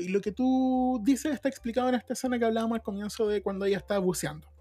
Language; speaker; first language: Spanish; native; Spanish